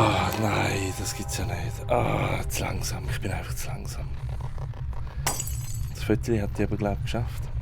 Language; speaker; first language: German; native; German